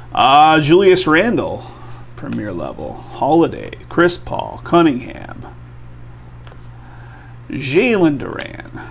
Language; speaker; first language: English; native; English